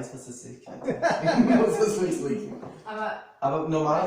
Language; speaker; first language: German; non-native, fluent; Portuguese